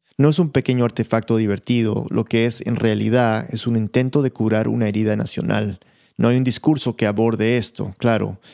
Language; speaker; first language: Spanish; early bilingual, heritage; Spanish